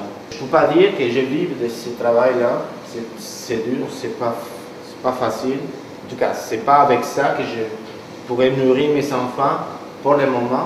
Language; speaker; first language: French; non-native, fluent; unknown